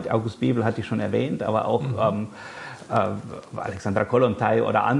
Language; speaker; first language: German; native; German